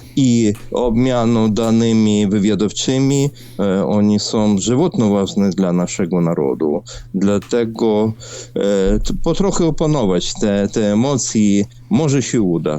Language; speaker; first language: Polish; non-native, fluent; Ukrainian